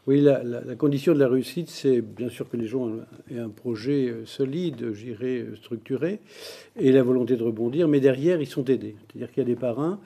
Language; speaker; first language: French; native; French